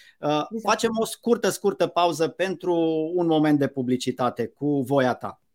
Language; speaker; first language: Romanian; native; Romanian